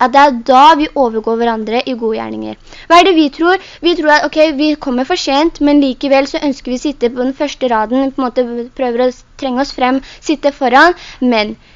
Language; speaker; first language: Norwegian; early bilingual, other home language; Urdu